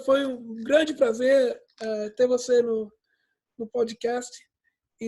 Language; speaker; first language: Portuguese; early bilingual, heritage; English